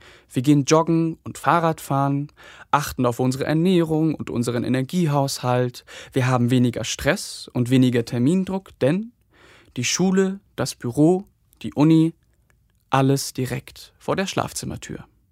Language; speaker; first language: German; native; German